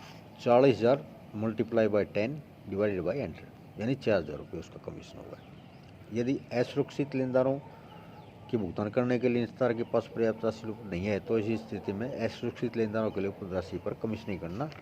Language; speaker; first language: Hindi; native; Hindi